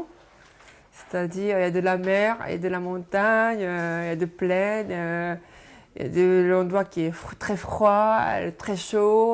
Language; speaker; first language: French; non-native, fluent; Japanese